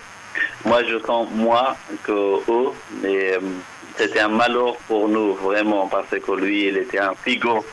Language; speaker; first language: French; non-native, fluent; Persian